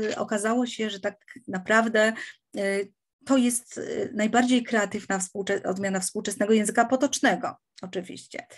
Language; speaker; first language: Polish; native; Polish